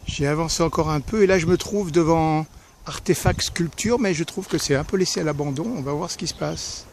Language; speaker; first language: French; native; French